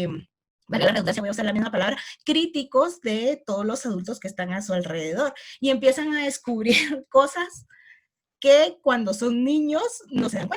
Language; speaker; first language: Spanish; native; Spanish